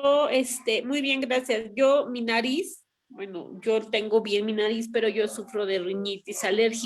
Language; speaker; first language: Spanish; native; Spanish